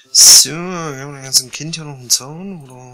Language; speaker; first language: German; native; German